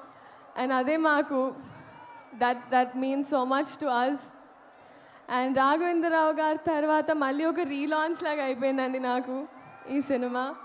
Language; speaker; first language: Telugu; non-native, fluent; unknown